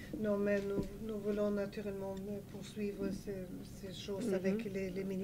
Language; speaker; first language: French; non-native, learner; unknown